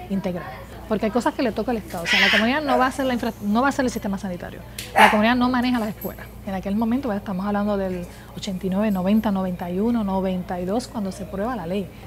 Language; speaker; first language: Spanish; native; Spanish